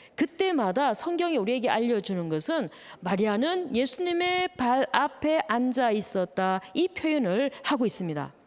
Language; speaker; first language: Korean; native; Korean